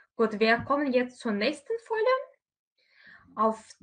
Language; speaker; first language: German; non-native, fluent; Russian